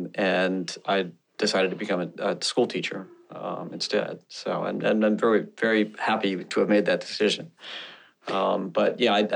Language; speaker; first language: English; native; English